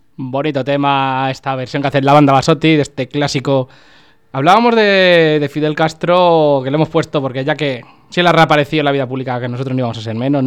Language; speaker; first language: Spanish; native; Spanish